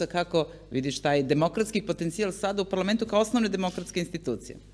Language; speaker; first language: Serbian; native; Serbian